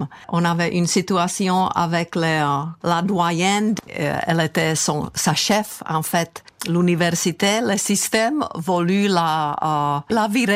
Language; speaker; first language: French; non-native, fluent; Czech